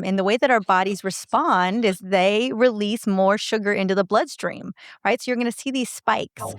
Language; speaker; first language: English; native; English